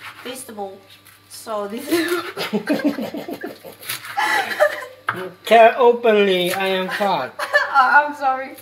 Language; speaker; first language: English; non-native, learner; Indonesian